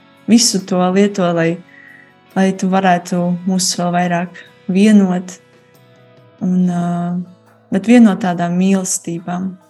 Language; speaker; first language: Latvian; native; Latvian